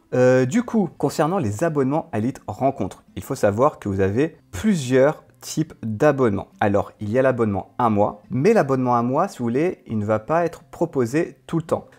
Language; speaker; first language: French; native; French